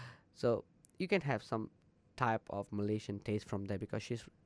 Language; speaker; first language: English; non-native, local second language; Tamil